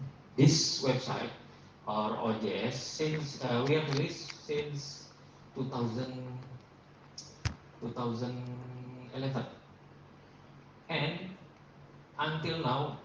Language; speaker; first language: English; non-native, learner; Indonesian